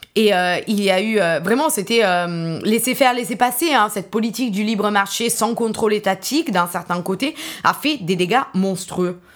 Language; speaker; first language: French; non-native, fluent; Italian